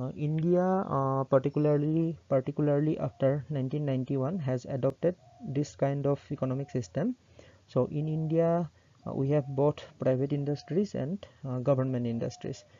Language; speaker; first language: English; non-native, local second language; Assamese